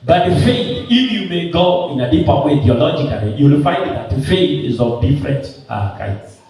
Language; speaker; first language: English; non-native, local second language; Swahili